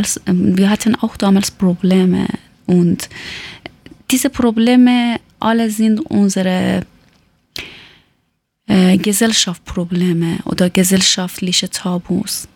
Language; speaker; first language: German; non-native, learner; Persian